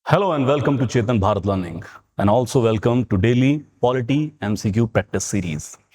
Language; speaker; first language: English; non-native, local second language; Punjabi